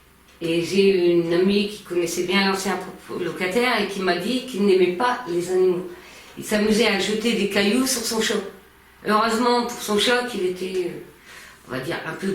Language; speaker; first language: French; native; French